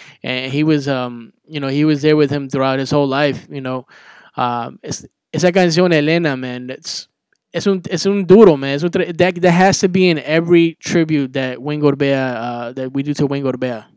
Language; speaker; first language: English; early bilingual, other home language; Spanish